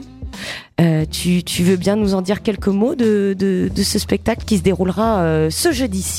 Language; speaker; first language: French; native; French